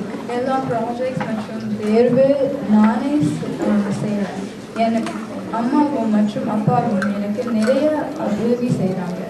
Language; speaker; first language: Tamil; early bilingual, heritage; Tamil